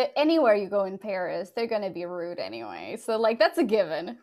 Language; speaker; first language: English; non-native, fluent; Portuguese